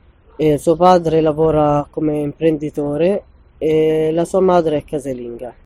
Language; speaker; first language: Italian; non-native, fluent; Arabic